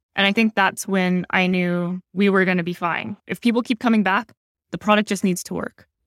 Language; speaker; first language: English; native; English